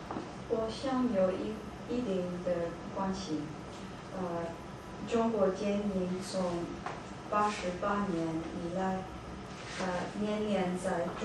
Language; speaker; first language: Chinese; non-native, learner; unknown